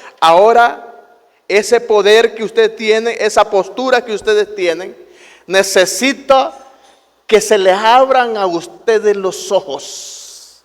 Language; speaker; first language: Spanish; native; Spanish